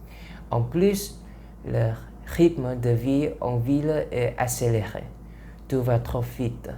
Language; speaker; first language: French; non-native, learner; Vietnamese